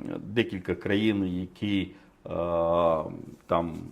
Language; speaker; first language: Ukrainian; non-native, fluent; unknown